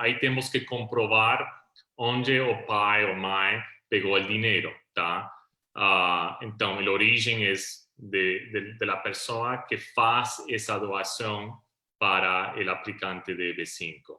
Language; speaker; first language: Portuguese; non-native, fluent; Spanish